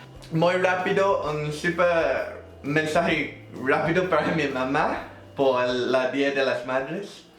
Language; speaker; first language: Spanish; non-native, fluent; English